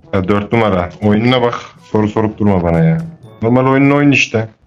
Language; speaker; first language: Turkish; native; Turkish